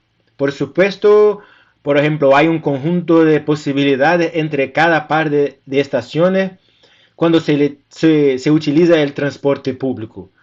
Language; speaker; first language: Spanish; non-native, fluent; Portuguese